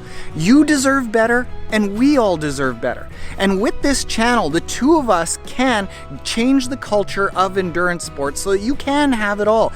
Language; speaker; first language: English; native; English